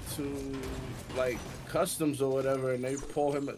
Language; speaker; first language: English; native; English